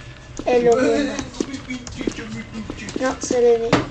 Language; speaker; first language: Spanish; native; Spanish